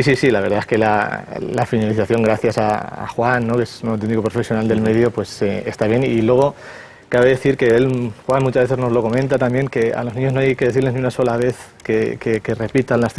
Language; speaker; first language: Spanish; native; Spanish